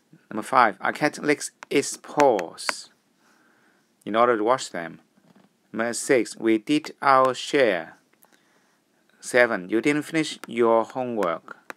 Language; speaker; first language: English; non-native, local second language; Cantonese